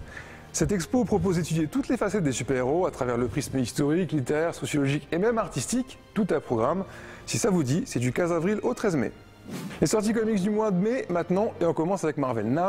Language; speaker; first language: French; native; French